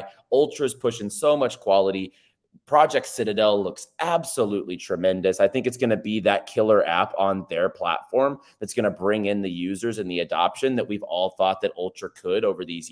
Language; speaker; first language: English; native; English